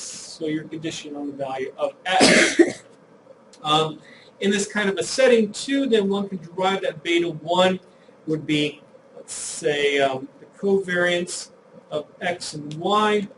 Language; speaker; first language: English; native; English